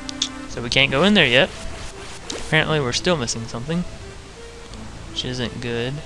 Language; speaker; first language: English; native; English